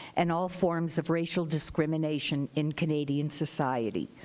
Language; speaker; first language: English; native; English